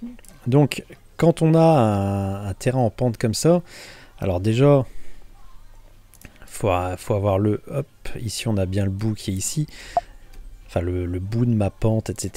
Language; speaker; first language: French; native; French